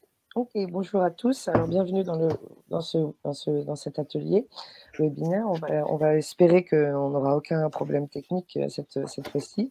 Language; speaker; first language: French; native; French